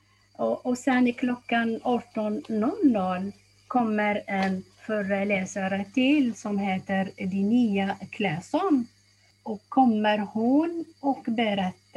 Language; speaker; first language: Swedish; non-native, fluent; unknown